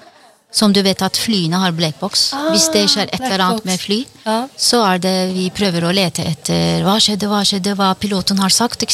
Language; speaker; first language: Norwegian; non-native, fluent; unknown